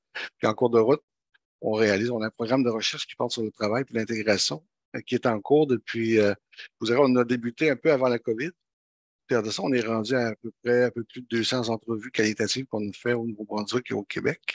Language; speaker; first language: French; native; French